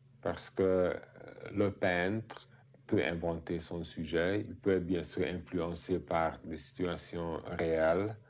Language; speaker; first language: French; non-native, fluent; Hungarian